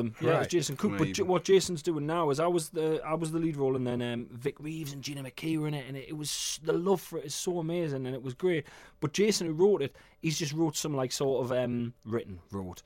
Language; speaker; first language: English; native; English